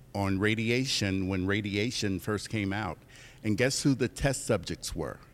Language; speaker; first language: English; native; English